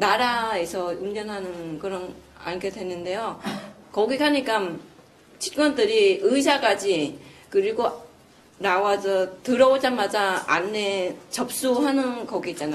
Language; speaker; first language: Korean; non-native, fluent; Vietnamese